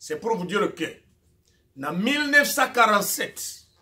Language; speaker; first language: French; non-native, local second language; Swahili